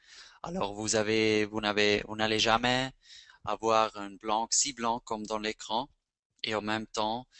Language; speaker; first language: French; non-native, fluent; Spanish